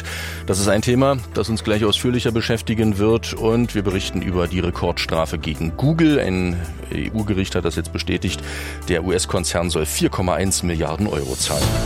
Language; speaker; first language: German; native; German